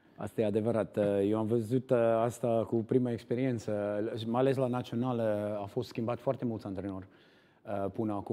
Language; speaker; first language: Romanian; non-native, learner; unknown